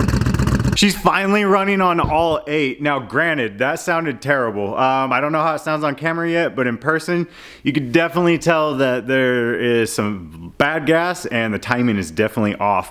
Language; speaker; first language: English; native; English